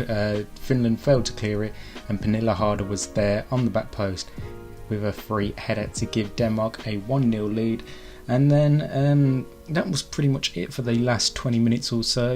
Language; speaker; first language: English; native; English